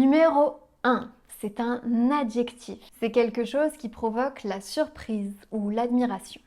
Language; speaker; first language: French; native; French